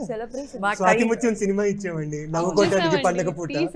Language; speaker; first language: Telugu; native; Telugu